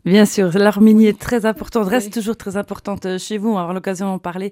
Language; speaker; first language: French; native; French